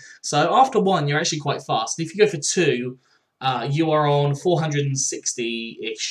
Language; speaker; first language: English; native; English